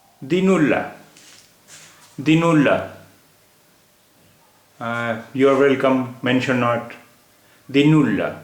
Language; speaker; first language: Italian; non-native, fluent; Hindi